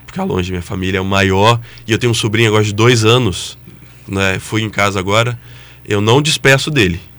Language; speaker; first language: Portuguese; native; Portuguese